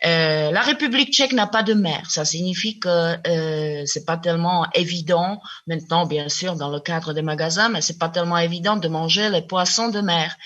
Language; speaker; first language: French; non-native, fluent; Czech